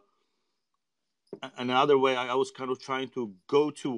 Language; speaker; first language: English; non-native, learner; Czech